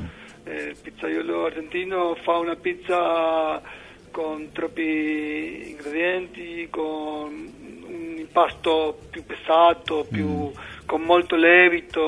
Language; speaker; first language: Italian; non-native, learner; Spanish